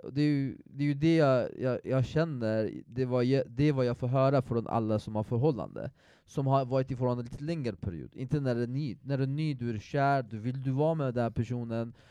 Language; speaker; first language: Swedish; non-native, fluent; Persian